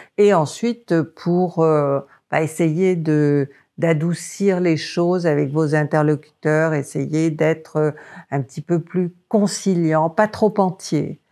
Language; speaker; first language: French; native; French